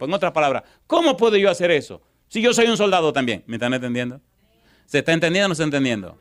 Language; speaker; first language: Spanish; native; Spanish